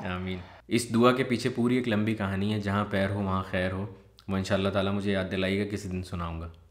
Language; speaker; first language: Hindi; native; Hindi